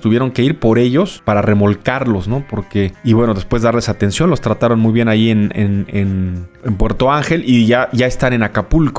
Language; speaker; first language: Spanish; native; Spanish